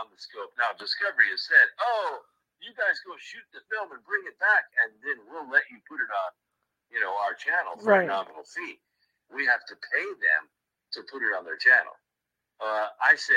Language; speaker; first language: English; native; English